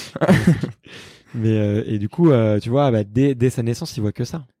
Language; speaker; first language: French; native; French